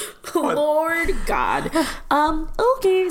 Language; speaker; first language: English; early bilingual, other home language; Malayalam